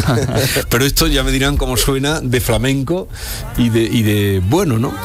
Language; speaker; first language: Spanish; native; Spanish